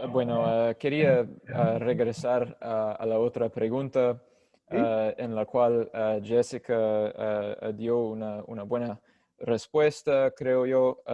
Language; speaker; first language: Spanish; non-native, fluent; English